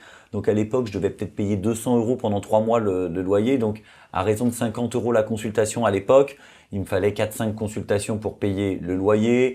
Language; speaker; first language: French; native; French